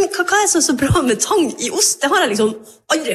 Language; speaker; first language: Norwegian; native; Norwegian